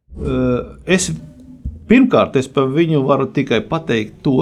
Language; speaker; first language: Latvian; native; Latvian